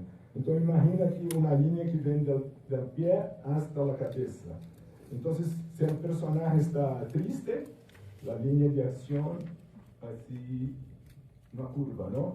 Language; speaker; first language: Spanish; non-native, fluent; Portuguese